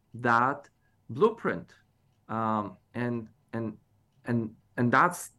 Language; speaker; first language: English; non-native, fluent; Polish